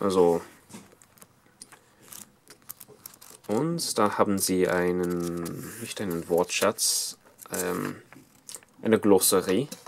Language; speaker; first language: German; non-native, fluent; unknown